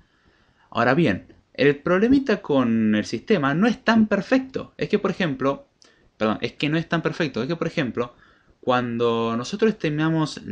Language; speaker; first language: Spanish; native; Spanish